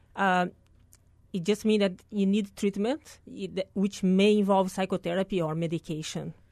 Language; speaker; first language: English; non-native, fluent; Portuguese